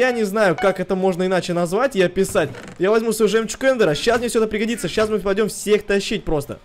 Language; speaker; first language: Russian; early bilingual, heritage; Russian